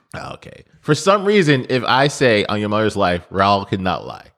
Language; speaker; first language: English; native; English